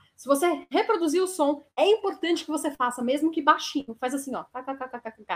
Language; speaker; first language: Portuguese; native; Portuguese